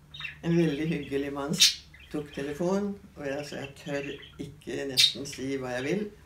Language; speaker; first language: Norwegian; native; Norwegian